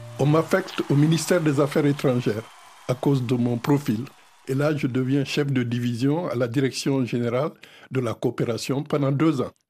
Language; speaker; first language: French; non-native, local second language; Fula